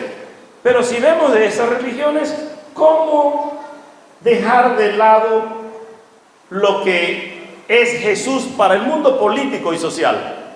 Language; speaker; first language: Spanish; native; Spanish